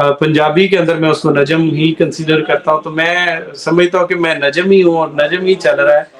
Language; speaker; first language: Urdu; non-native, local second language; Punjabi